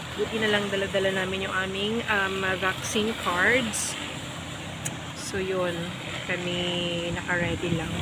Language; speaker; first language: Filipino; non-native, local second language; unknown